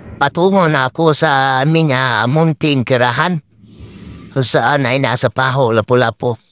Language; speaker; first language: Filipino; non-native, local second language; Cebuano